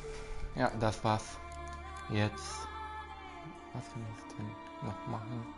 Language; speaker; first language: German; non-native, fluent; Romanian